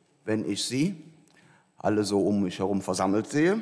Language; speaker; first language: German; native; German